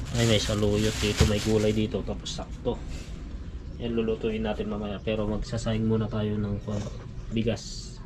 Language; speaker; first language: Filipino; native; Filipino